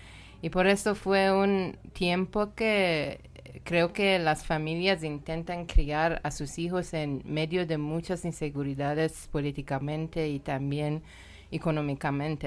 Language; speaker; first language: Spanish; non-native, learner; Persian